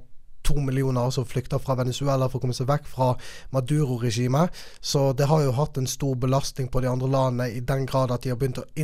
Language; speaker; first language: Norwegian; native; Norwegian